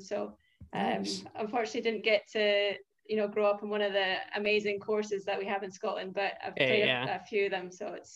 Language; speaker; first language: English; native; English